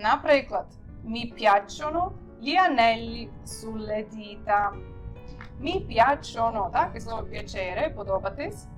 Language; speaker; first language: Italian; non-native, fluent; Ukrainian